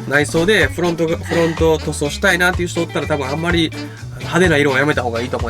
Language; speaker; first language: Japanese; native; Japanese